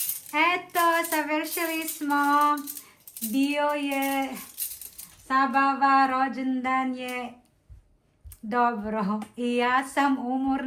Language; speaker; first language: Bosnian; non-native, learner; Filipino